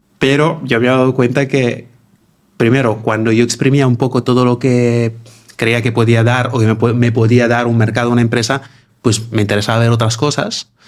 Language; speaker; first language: Spanish; non-native, fluent; Italian